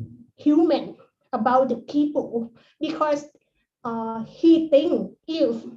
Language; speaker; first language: English; non-native, learner; Thai